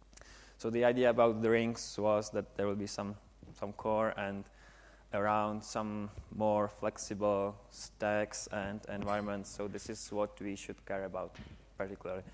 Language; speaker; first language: English; non-native, fluent; Czech